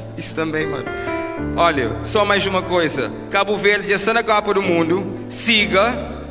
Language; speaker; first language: Portuguese; non-native, local second language; Kabuverdianu